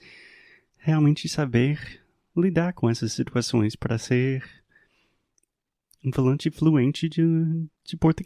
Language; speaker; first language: Portuguese; non-native, fluent; English